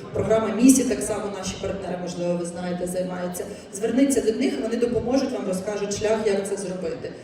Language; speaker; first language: Ukrainian; non-native, local second language; Russian